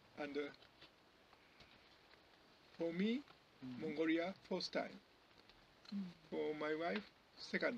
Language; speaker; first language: English; non-native, learner; Japanese